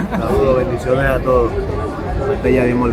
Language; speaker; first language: Spanish; native; Spanish